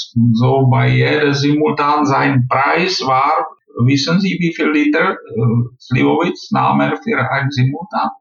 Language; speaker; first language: German; non-native, fluent; Czech